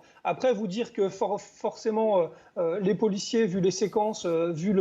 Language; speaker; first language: French; native; French